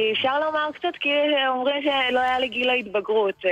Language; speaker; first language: Hebrew; early bilingual, other home language; Russian